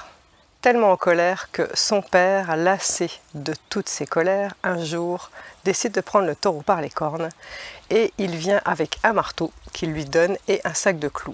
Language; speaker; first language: French; native; French